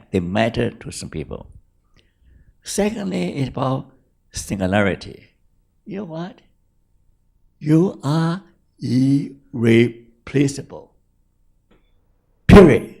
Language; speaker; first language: English; non-native, fluent; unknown